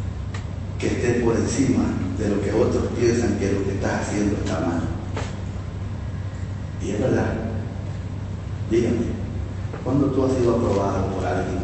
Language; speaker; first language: Spanish; native; Spanish